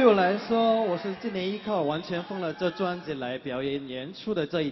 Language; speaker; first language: Chinese; non-native, fluent; Korean